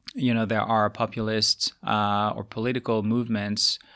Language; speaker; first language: English; non-native, fluent; French